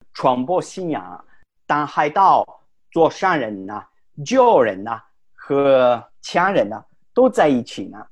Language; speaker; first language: Chinese; non-native, fluent; Italian